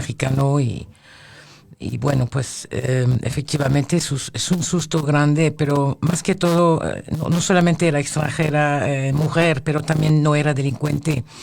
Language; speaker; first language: Spanish; non-native, fluent; French